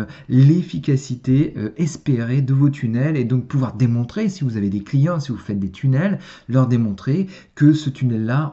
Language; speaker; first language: French; native; French